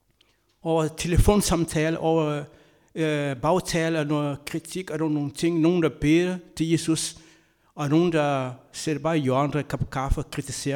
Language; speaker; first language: Danish; non-native, fluent; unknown